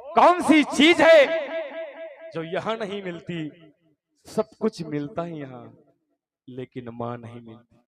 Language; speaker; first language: Hindi; non-native, local second language; Marathi